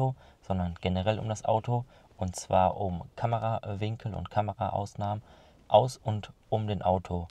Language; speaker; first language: German; native; German